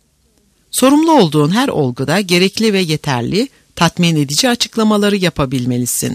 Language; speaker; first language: Turkish; native; Turkish